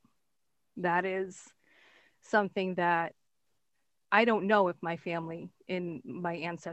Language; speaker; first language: English; native; English